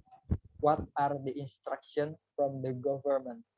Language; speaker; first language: English; non-native, learner; Indonesian